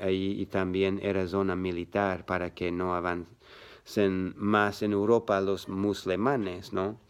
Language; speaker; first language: Spanish; non-native, learner; English